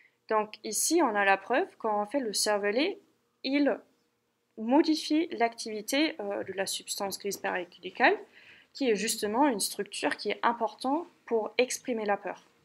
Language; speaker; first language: French; non-native, fluent; German